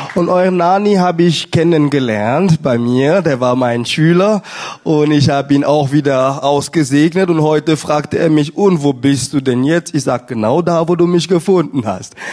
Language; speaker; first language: German; non-native, fluent; French